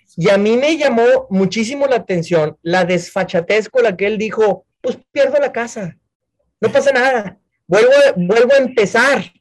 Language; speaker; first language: Spanish; native; Spanish